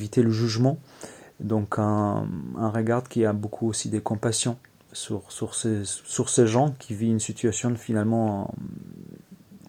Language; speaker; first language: French; non-native, fluent; Hebrew